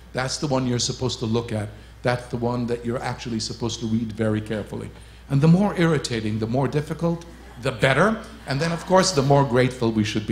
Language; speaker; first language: English; native; English